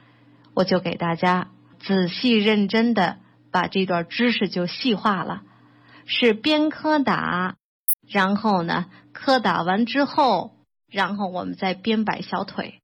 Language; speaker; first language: Chinese; native; Chinese